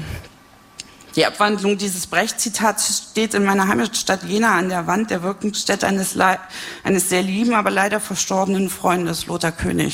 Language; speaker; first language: German; native; German